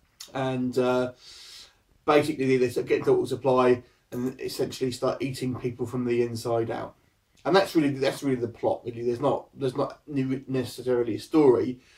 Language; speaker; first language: English; native; English